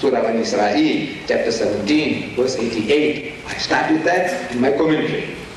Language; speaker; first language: English; non-native, local second language; Gujarati